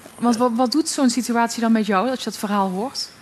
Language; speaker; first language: Dutch; native; Dutch